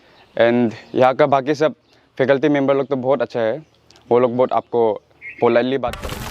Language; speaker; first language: Hindi; non-native, local second language; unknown